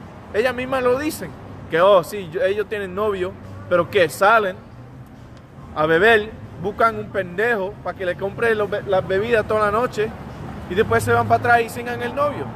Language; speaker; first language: Spanish; early bilingual, heritage; Spanish